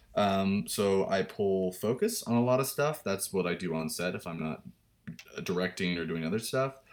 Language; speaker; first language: English; native; English